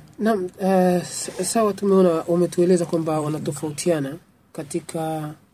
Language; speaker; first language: Swahili; native; Swahili